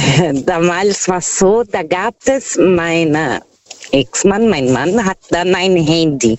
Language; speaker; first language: German; non-native, learner; Portuguese